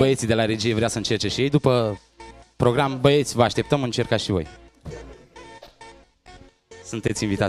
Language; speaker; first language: Romanian; native; Romanian